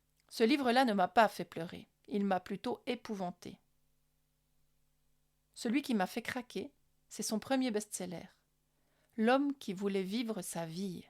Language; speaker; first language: French; native; French